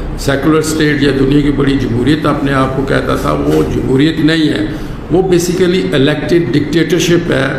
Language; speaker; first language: Urdu; non-native, local second language; Pahari-Potwari